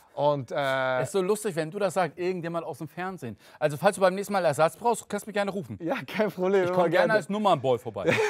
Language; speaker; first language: German; early bilingual, other home language; Turkish